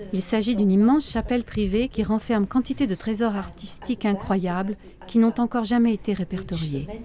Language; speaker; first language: French; native; French